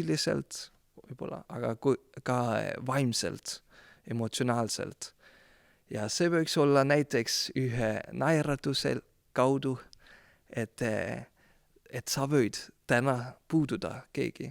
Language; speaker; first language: Estonian; non-native, fluent; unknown